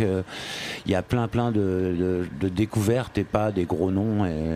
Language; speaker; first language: French; native; French